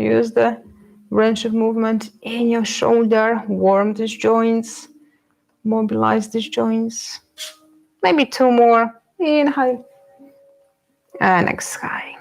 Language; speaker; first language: English; non-native, fluent; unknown